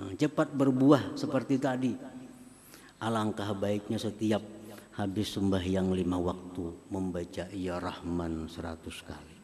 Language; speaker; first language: Indonesian; non-native, local second language; Banjar